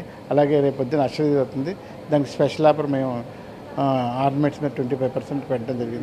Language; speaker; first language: Telugu; native; Telugu